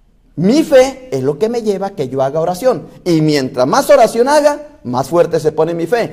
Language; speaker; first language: Spanish; native; Spanish